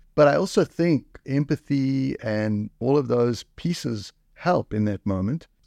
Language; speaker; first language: English; native; English